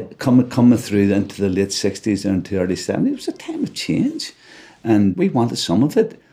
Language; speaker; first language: English; native; English